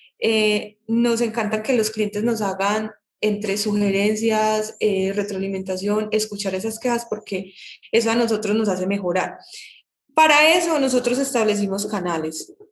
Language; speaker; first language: Spanish; native; Spanish